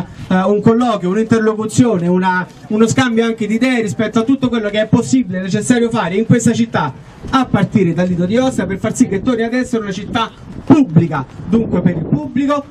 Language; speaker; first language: Italian; native; Italian